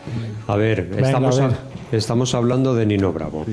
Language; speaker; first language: Spanish; native; Spanish